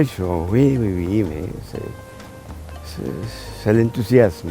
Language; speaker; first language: French; non-native, fluent; Spanish